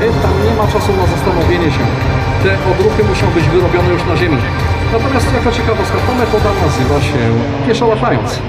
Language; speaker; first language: Polish; native; Polish